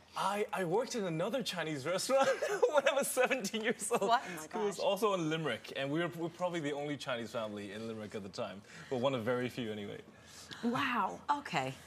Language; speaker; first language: English; native; English